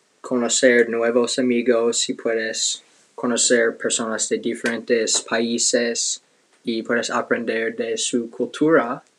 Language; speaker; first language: Spanish; non-native, learner; English